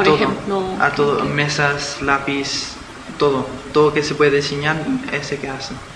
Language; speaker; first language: Spanish; early bilingual, heritage; Spanish